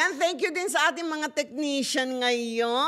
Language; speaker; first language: Filipino; native; Filipino